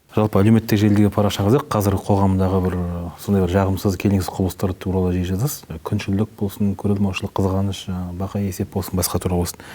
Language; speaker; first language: Kazakh; native; Kazakh